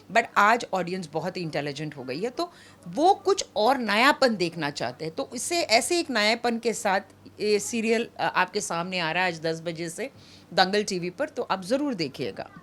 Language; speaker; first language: Hindi; non-native, local second language; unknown